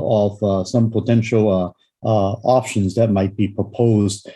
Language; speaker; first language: English; non-native, local second language; Cantonese